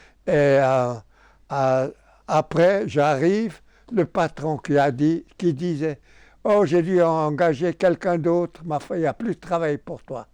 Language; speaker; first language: French; non-native, local second language; German